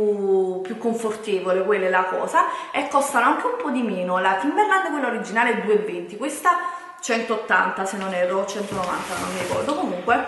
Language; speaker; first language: Italian; native; Italian